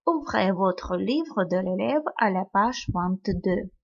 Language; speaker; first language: French; non-native, fluent; Ukrainian